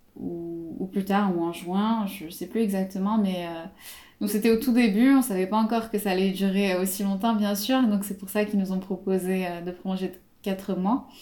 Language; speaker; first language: French; non-native, local second language; Arabic